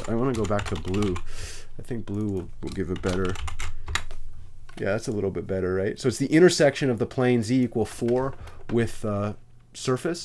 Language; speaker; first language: English; native; English